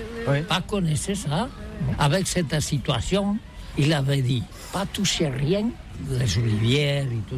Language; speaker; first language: French; non-native, learner; Catalan